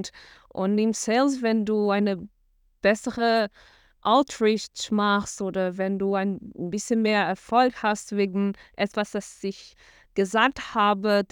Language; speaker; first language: German; non-native, fluent; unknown